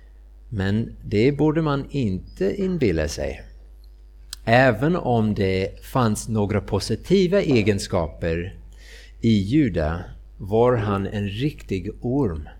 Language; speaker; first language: Swedish; non-native, fluent; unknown